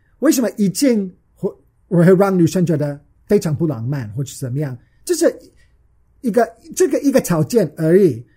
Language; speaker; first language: Chinese; non-native, fluent; English